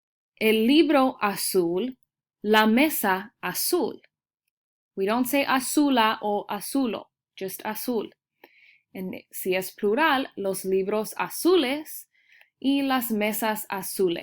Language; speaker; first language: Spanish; early bilingual, heritage; Spanish